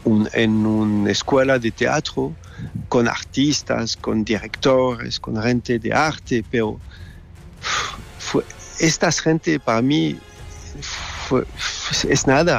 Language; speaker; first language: Spanish; non-native, learner; French